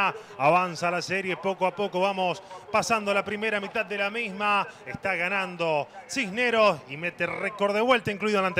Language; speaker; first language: Spanish; native; Spanish